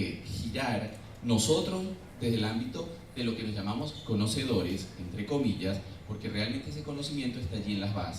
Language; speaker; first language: Spanish; native; Spanish